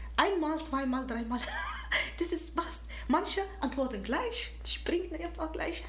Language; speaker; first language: German; non-native, fluent; Arabic